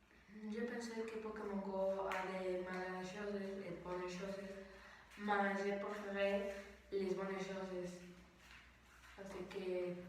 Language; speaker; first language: French; non-native, learner; Spanish